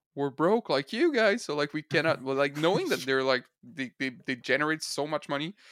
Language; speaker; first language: English; non-native, fluent; French